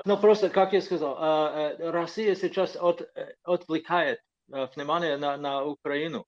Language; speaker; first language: Russian; non-native, fluent; English